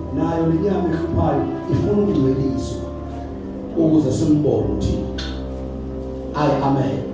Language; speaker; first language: Zulu; non-native, local second language; Xhosa